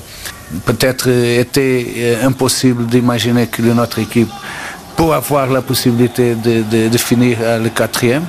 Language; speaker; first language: French; non-native, fluent; Portuguese